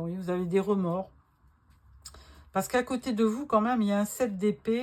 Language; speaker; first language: French; native; French